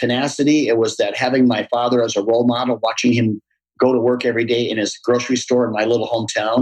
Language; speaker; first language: English; native; English